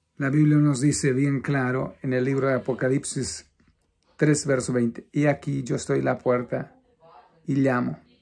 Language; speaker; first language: Spanish; non-native, fluent; Portuguese